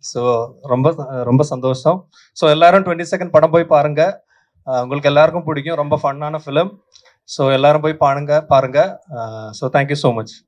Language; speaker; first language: Tamil; non-native, local second language; Malayalam